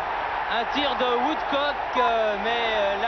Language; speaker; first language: French; native; French